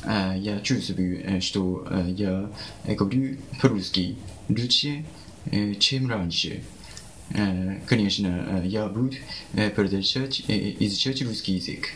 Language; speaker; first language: Russian; non-native, learner; Japanese